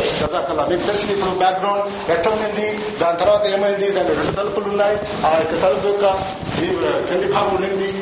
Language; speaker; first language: Telugu; non-native, local second language; Urdu